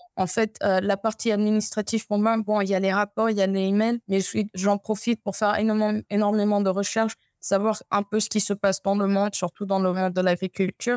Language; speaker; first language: French; non-native, fluent; Amharic